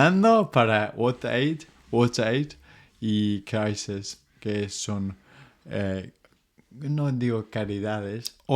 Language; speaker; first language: Spanish; non-native, fluent; English